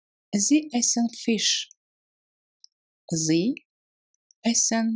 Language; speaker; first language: German; non-native, fluent; Russian